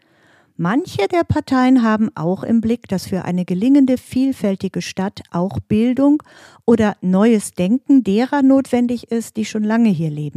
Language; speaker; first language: German; native; German